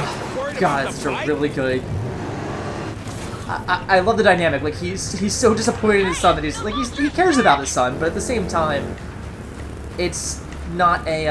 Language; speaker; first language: English; native; English